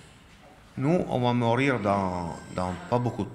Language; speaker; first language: French; non-native, learner; Italian